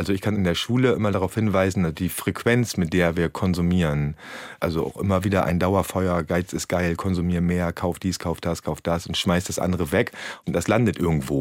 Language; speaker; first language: German; native; German